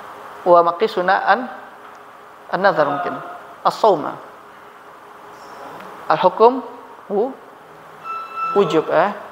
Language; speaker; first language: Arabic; non-native, learner; Malay